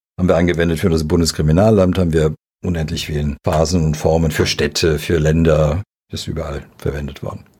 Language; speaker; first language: German; early bilingual, other home language; Serbian